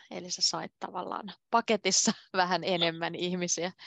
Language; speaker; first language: Finnish; native; Finnish